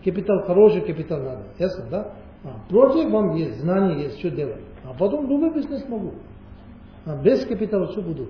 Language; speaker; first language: Russian; non-native, learner; Tibetan